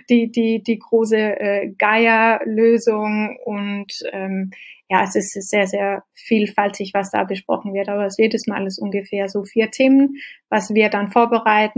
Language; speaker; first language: German; non-native, fluent; Danish